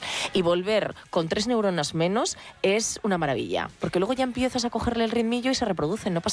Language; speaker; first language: Spanish; native; Spanish